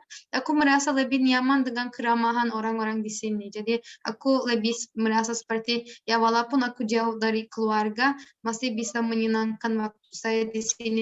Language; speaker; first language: Indonesian; non-native, learner; Turkish